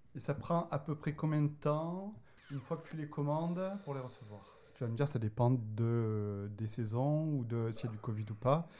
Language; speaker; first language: French; native; French